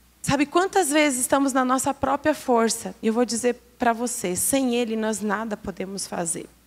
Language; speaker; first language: Portuguese; native; Portuguese